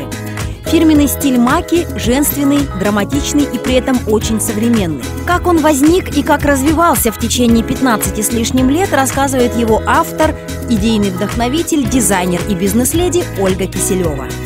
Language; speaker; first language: Russian; native; Russian